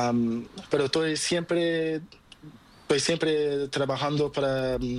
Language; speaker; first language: Spanish; non-native, learner; Portuguese